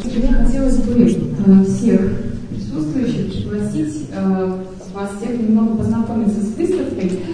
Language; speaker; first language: Russian; native; Russian